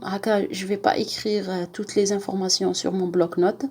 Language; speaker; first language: French; non-native, local second language; Arabic